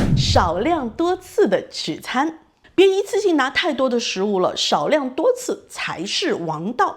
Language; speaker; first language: Chinese; native; Chinese